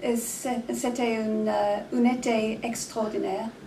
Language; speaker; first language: French; non-native, learner; English